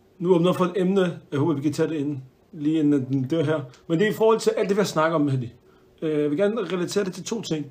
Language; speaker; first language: Danish; early bilingual, other home language; Arabic